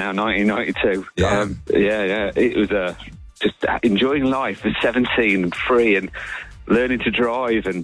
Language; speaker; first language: English; native; English